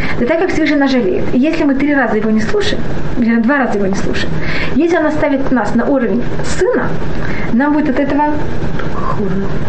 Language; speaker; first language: Russian; early bilingual, heritage; Russian